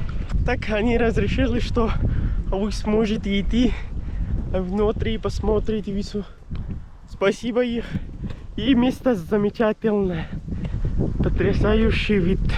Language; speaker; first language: Russian; non-native, learner; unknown